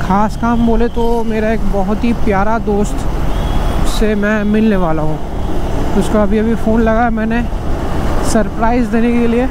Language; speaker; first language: Hindi; native; Hindi